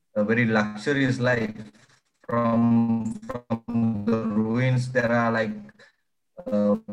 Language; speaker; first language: English; non-native, local second language; Sinhala